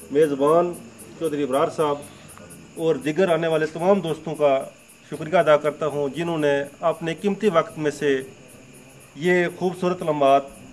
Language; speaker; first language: Urdu; non-native, local second language; Pahari-Potwari